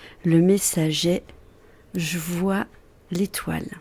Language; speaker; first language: French; native; French